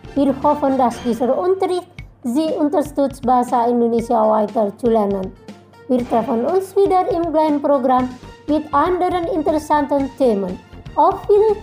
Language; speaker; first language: German; non-native, fluent; Indonesian